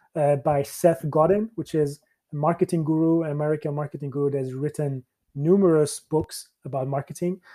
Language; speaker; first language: English; early bilingual, other home language; Persian